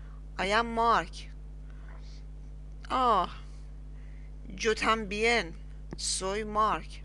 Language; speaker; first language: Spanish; non-native, learner; Persian